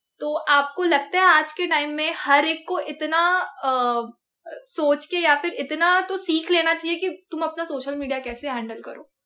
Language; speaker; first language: Hindi; non-native, local second language; Marathi